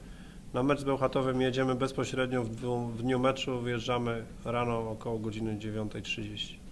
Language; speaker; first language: Polish; native; Polish